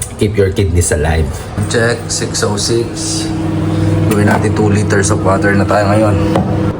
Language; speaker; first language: Filipino; native; Filipino